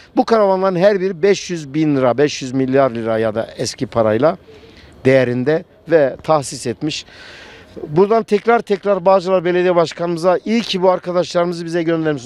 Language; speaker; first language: Turkish; native; Turkish